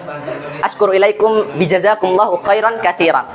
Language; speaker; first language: Arabic; non-native, learner; Indonesian